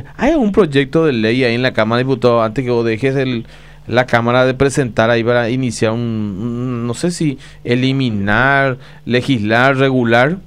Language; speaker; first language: Spanish; native; Spanish